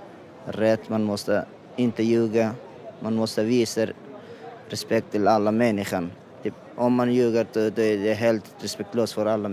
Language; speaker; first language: Swedish; non-native, learner; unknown